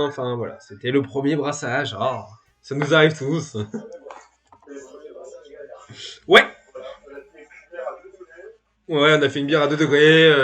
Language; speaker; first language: French; native; French